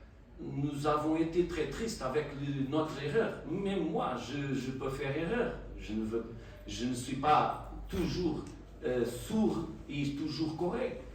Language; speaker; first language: French; non-native, learner; Portuguese